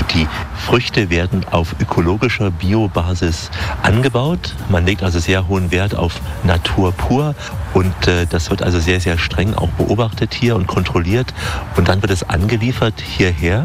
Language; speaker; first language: German; native; German